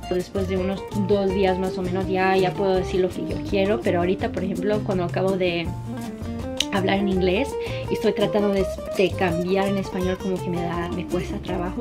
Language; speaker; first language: Spanish; early bilingual, heritage; Spanish